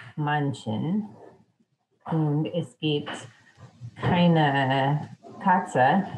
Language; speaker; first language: German; non-native, learner; English